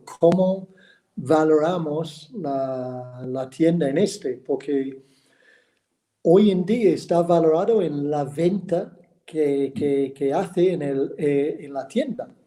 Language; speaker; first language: Spanish; non-native, fluent; English